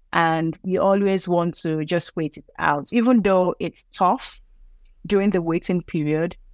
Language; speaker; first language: English; non-native, local second language; Yoruba